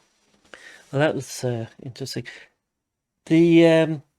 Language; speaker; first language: English; native; English